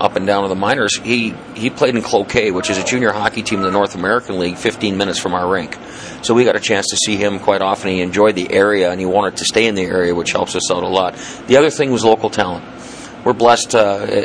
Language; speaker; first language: English; native; English